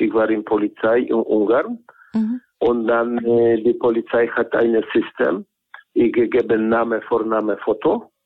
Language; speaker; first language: German; non-native, learner; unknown